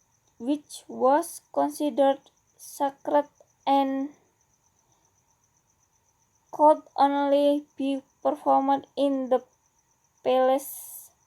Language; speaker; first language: English; non-native, learner; Indonesian